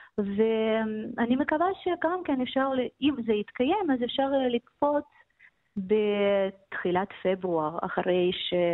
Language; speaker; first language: Hebrew; non-native, fluent; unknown